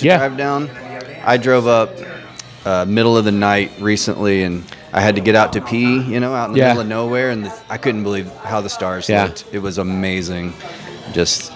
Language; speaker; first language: English; native; English